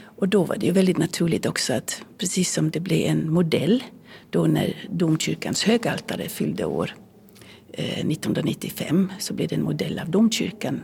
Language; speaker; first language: Swedish; early bilingual, heritage; Swedish